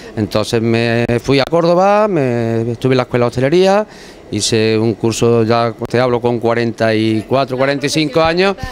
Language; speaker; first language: Spanish; native; Spanish